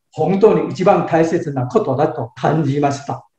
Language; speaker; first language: Japanese; non-native, fluent; Chinese